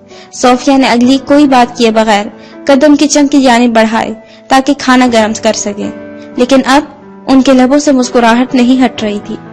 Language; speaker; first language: Urdu; native; Urdu